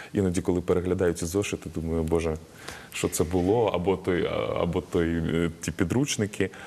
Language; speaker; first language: Ukrainian; native; Ukrainian